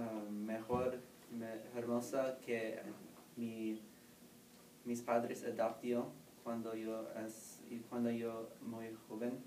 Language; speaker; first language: Spanish; non-native, learner; English